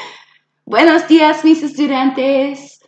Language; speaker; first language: Spanish; non-native, fluent; English